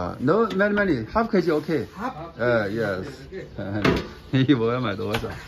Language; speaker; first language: English; non-native, learner; Chinese